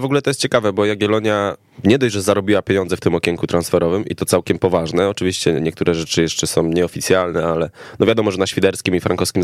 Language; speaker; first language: Polish; native; Polish